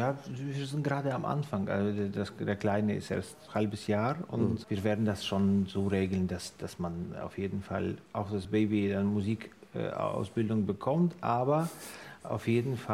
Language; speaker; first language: German; non-native, fluent; Ukrainian